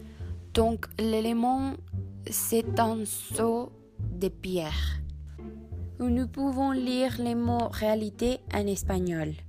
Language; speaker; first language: French; non-native, learner; Spanish